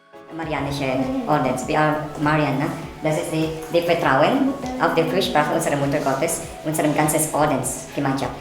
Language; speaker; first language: German; non-native, learner; Filipino